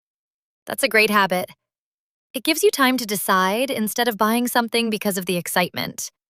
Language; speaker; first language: English; native; English